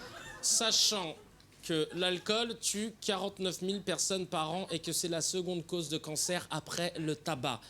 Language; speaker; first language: French; native; French